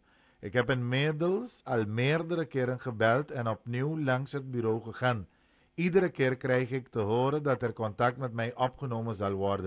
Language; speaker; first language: Dutch; non-native, local second language; Papiamento